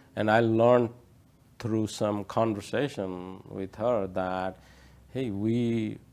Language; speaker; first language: English; non-native, local second language; Odia